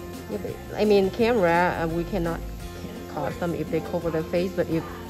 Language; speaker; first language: English; non-native, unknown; Vietnamese